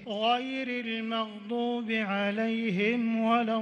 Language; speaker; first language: Arabic; native; Arabic